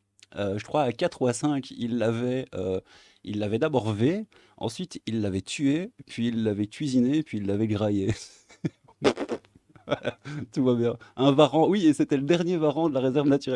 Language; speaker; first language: French; native; French